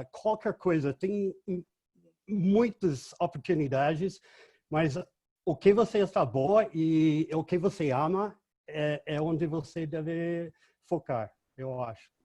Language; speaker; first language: Portuguese; non-native, fluent; English